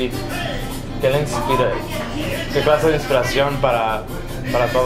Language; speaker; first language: Spanish; early bilingual, other home language; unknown